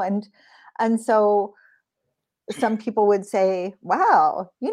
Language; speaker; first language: English; native; English